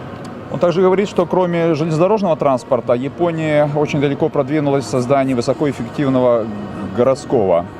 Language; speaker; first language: Russian; native; Russian